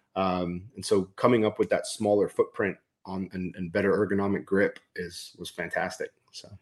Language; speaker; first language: English; native; English